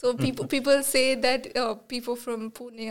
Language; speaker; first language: English; non-native, local second language; Marathi